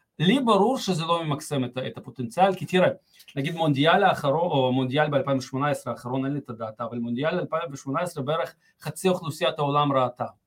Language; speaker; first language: Hebrew; early bilingual, other home language; Russian